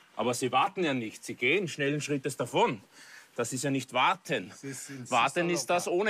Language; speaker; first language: German; native; German